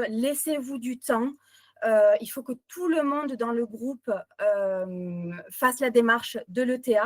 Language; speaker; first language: French; native; French